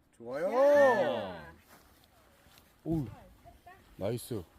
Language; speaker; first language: Korean; native; Korean